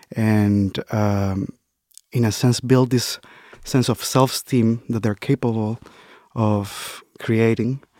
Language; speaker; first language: English; non-native, fluent; Spanish